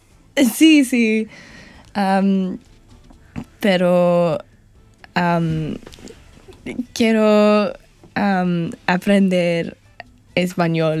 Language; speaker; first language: Spanish; non-native, learner; English